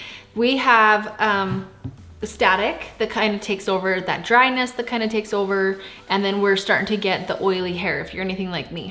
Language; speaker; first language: English; native; English